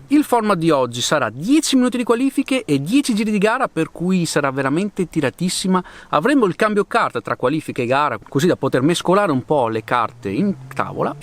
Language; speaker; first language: Italian; native; Italian